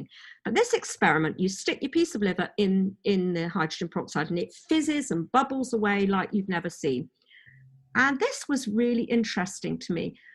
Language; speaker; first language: English; native; English